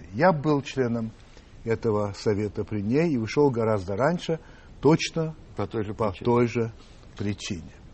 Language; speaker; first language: Russian; early bilingual, other home language; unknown